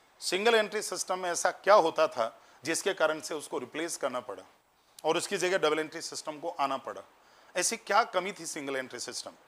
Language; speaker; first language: Hindi; native; Hindi